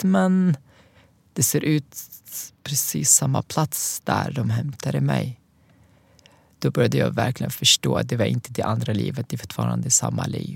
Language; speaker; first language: Swedish; non-native, learner; Arabic